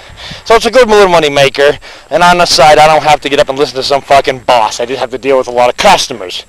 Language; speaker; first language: English; native; English